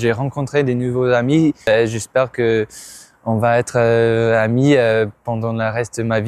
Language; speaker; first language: French; non-native, learner; English